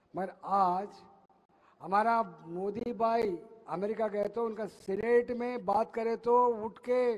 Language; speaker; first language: Hindi; non-native, local second language; Telugu